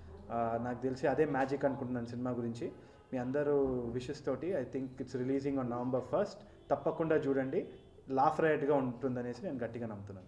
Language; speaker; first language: Telugu; native; Telugu